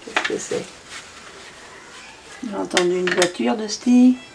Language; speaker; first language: French; native; French